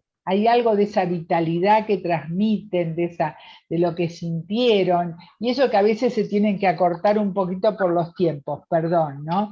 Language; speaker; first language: Spanish; native; Spanish